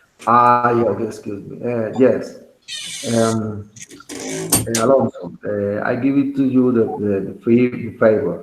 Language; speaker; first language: English; non-native, learner; Spanish